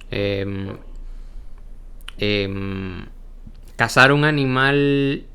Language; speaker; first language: Spanish; native; Spanish